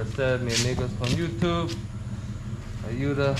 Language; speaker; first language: Spanish; non-native, learner; English